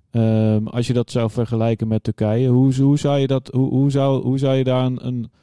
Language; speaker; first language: Dutch; native; Dutch